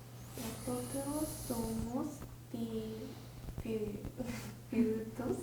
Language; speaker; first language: Spanish; non-native, learner; Korean